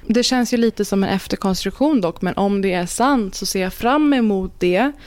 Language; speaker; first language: Swedish; early bilingual, other home language; Persian